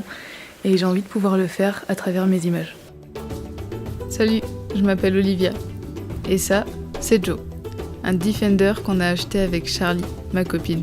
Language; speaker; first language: French; native; French